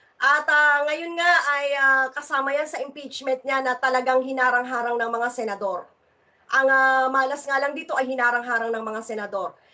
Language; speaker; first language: Filipino; native; Filipino